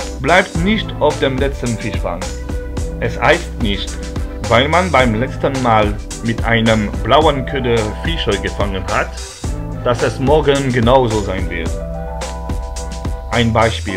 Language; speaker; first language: German; non-native, fluent; French